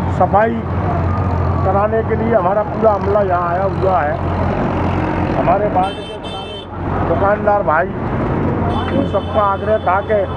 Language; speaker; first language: Hindi; native; Hindi